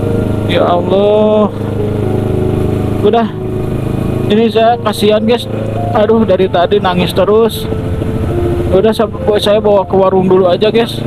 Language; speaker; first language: Indonesian; native; Indonesian